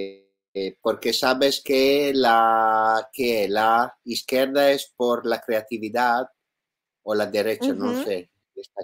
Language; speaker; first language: Spanish; non-native, learner; Italian